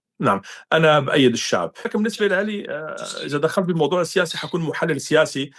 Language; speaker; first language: Arabic; non-native, local second language; Kurdish